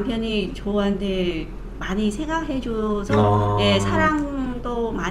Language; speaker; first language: Korean; non-native, learner; Vietnamese